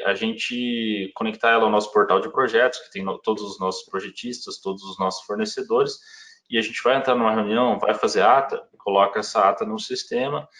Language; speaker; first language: Portuguese; native; Portuguese